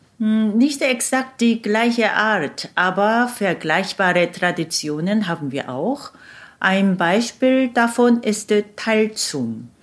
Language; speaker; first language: German; non-native, fluent; Korean